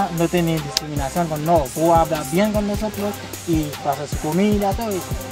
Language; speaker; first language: Spanish; non-native, learner; Haitian Creole